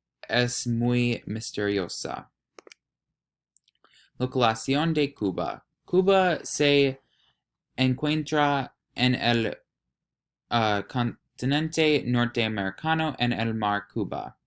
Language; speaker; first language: Spanish; non-native, learner; English